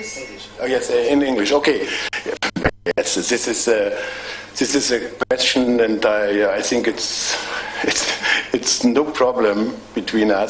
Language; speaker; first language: English; non-native, fluent; German